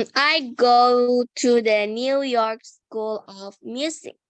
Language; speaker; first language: English; non-native, learner; Indonesian